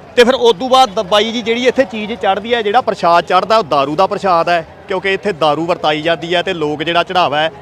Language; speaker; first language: Punjabi; native; Punjabi